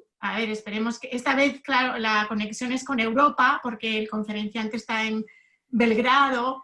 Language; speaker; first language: Spanish; native; Spanish